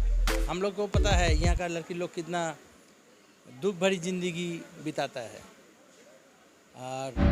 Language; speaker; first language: Hindi; non-native, local second language; Bangla